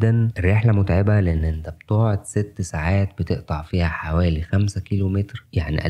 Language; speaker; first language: Arabic; native; Arabic